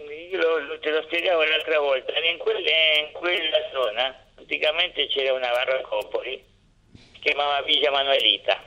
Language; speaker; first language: Italian; non-native, fluent; Spanish